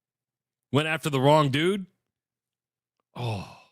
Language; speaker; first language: English; native; English